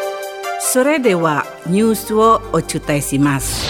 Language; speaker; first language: Japanese; non-native, fluent; Indonesian